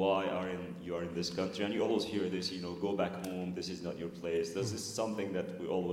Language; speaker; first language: English; non-native, fluent; Arabic